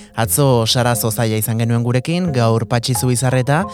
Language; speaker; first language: Basque; native; Basque